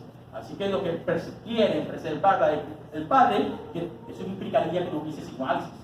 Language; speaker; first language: Spanish; native; Spanish